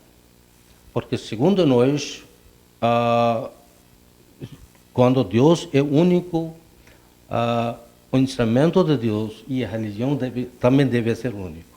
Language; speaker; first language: Portuguese; non-native, fluent; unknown